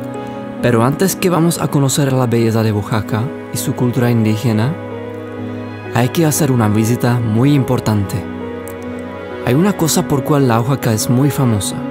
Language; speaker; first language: Spanish; non-native, learner; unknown